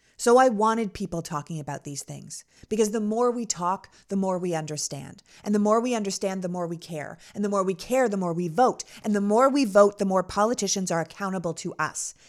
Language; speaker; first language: English; native; English